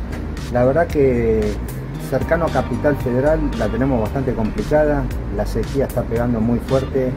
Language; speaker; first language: Spanish; native; Spanish